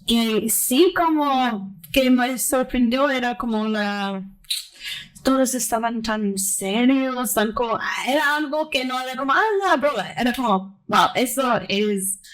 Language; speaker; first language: Spanish; early bilingual, heritage; Spanish